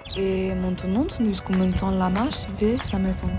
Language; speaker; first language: French; non-native, learner; English